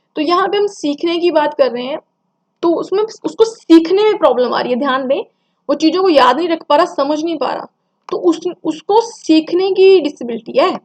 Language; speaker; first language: Hindi; non-native, local second language; Punjabi